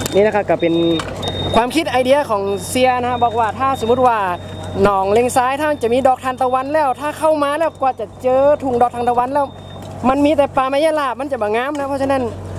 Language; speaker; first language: Thai; native; Thai